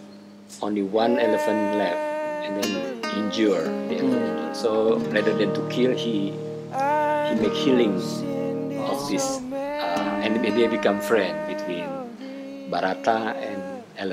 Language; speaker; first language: English; non-native, fluent; Indonesian